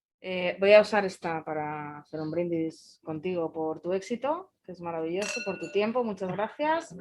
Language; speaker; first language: Spanish; native; Spanish